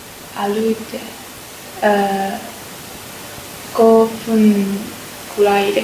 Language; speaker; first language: Japanese; non-native, learner; Chinese